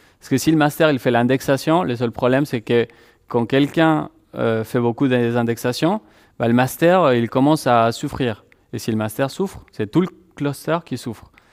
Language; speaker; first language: French; non-native, fluent; Spanish